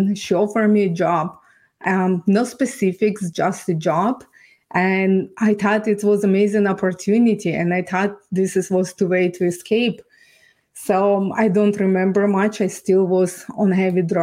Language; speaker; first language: English; non-native, fluent; Ukrainian